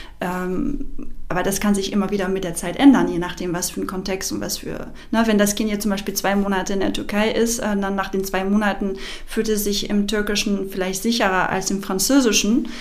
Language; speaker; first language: German; non-native, fluent; French